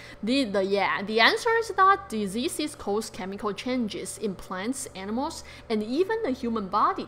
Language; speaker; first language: English; non-native, fluent; Chinese